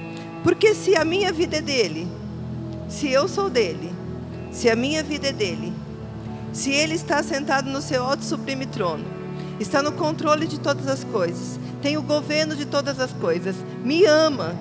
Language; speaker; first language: Portuguese; native; Portuguese